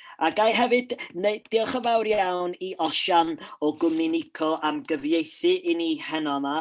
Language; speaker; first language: Welsh; non-native, local second language; English